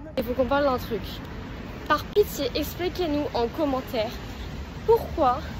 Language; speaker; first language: French; native; French